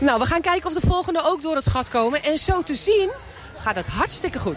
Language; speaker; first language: Dutch; native; Dutch